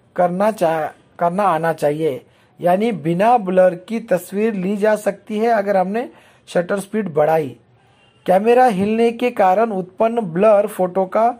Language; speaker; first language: Hindi; non-native, local second language; Marathi